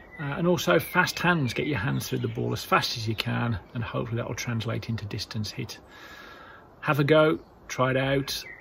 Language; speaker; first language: English; native; English